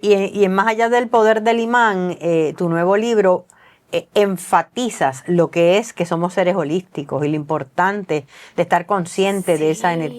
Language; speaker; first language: Spanish; native; Spanish